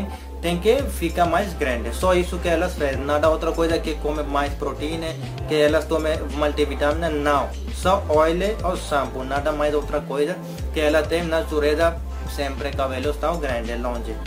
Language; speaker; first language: Portuguese; non-native, learner; Hindi